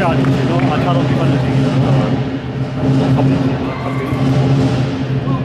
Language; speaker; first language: Chinese; native; Chinese